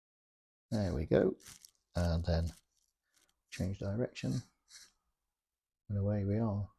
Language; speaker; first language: English; native; English